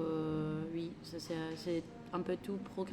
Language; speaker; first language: French; non-native, learner; Spanish